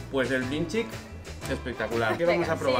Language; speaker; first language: Spanish; native; Spanish